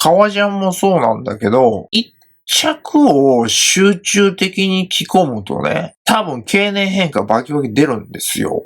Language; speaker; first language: Japanese; native; Japanese